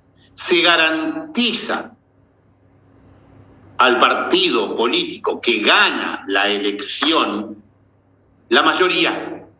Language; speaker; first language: Spanish; native; Spanish